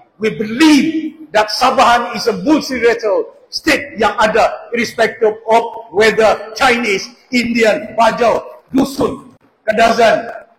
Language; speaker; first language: Malay; native; Malay